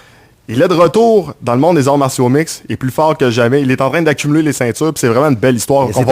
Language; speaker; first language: French; native; French